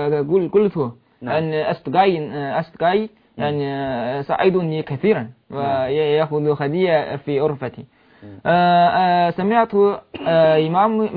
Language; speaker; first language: Arabic; non-native, learner; Chinese